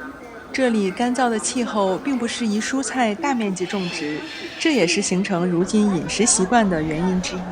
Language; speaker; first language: Chinese; native; Chinese